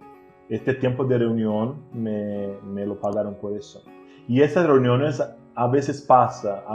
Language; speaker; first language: Spanish; non-native, fluent; Portuguese